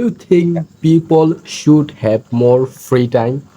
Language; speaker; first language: English; non-native, fluent; Bangla